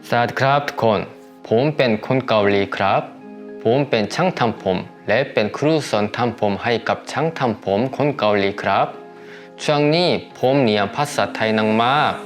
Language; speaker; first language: Thai; non-native, learner; Korean